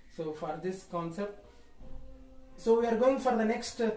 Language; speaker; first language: English; non-native, local second language; Kannada